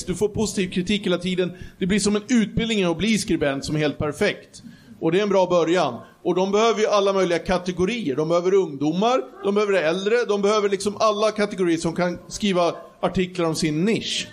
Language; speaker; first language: Swedish; native; Swedish